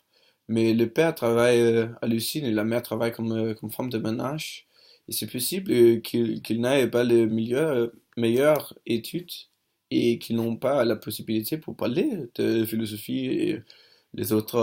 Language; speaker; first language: French; non-native, learner; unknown